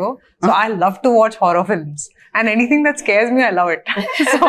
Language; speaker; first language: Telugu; non-native, fluent; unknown